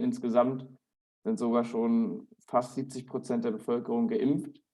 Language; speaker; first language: German; native; German